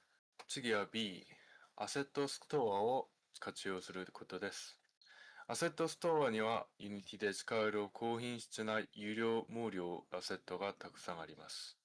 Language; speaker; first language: Japanese; non-native, fluent; Korean